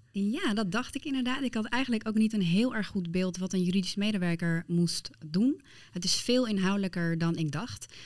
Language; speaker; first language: Dutch; early bilingual, other home language; Persian